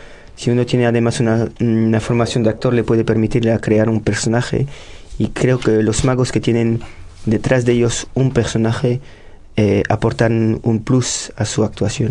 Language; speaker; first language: Spanish; non-native, fluent; French